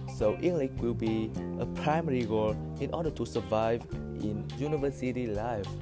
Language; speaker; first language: English; non-native, learner; Vietnamese